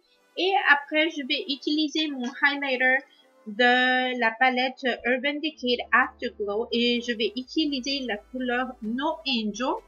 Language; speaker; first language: French; non-native, learner; Spanish